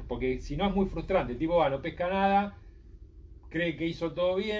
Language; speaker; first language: Spanish; native; Spanish